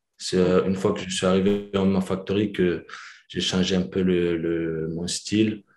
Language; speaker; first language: French; early bilingual, other home language; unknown